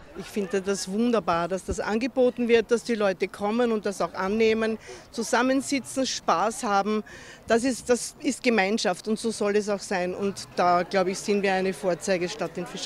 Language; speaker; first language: German; native; German